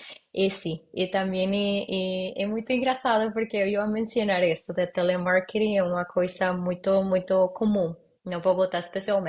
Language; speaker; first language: Portuguese; non-native, learner; Spanish